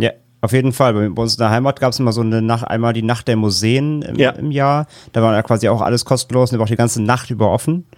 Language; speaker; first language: German; native; German